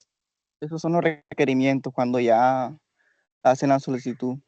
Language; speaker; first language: Spanish; native; Spanish